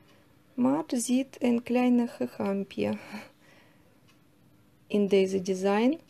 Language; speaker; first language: Dutch; non-native, learner; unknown